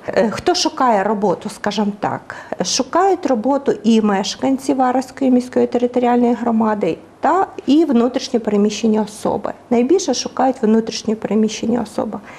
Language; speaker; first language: Ukrainian; native; Ukrainian